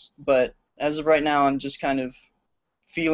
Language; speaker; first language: English; native; English